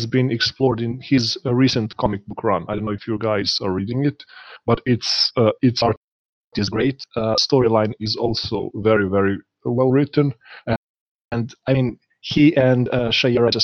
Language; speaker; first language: English; non-native, fluent; Serbian